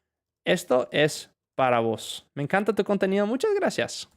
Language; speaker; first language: Spanish; non-native, fluent; English